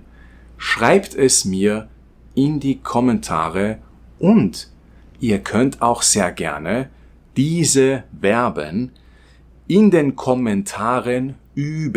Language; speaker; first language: German; non-native, fluent; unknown